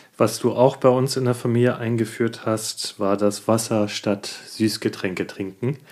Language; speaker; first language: German; native; German